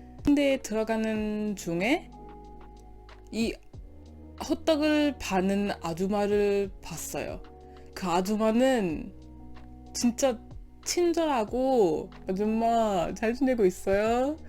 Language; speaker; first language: Korean; non-native, learner; English